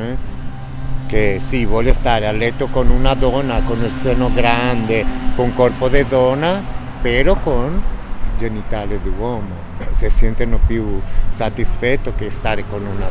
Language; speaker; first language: Italian; non-native, fluent; Spanish